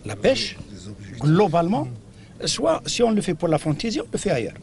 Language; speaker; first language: French; non-native, local second language; Arabic